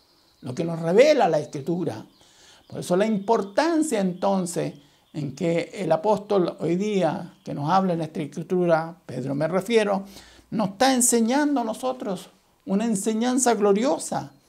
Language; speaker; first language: Spanish; native; Spanish